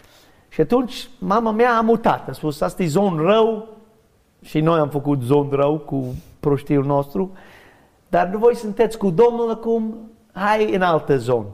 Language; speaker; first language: Romanian; non-native, learner; English